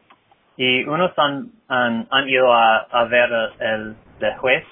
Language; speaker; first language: Spanish; non-native, fluent; English